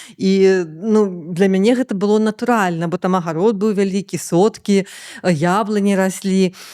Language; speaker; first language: Belarusian; native; Belarusian